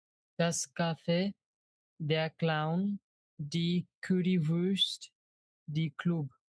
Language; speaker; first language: German; non-native, learner; Bangla